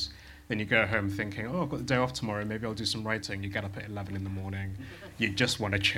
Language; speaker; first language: English; native; English